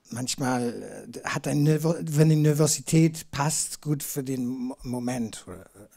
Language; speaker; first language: German; non-native, learner; English